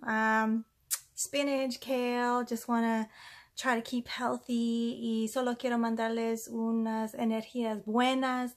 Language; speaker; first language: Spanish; early bilingual, heritage; English